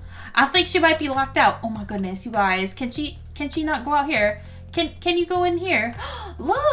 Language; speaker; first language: English; native; English